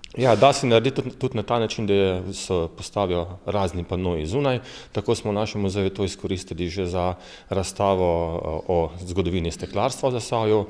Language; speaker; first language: Slovenian; native; Slovenian